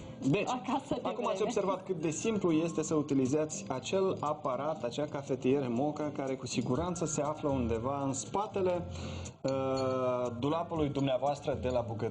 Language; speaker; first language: Romanian; native; Romanian